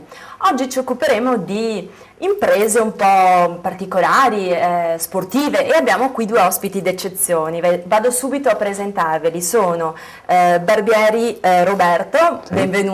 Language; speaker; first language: Italian; native; Italian